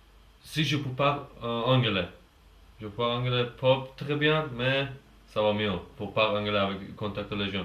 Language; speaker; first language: French; non-native, learner; Persian